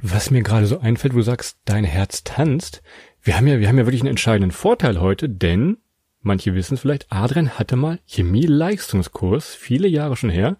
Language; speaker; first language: German; native; German